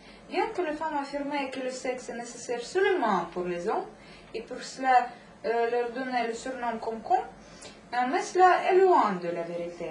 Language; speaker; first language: French; non-native, learner; Russian